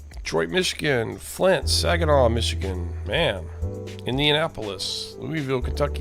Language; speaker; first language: English; native; English